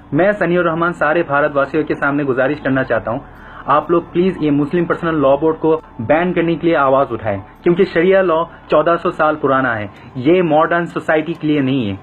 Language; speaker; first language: Hindi; non-native, fluent; Bangla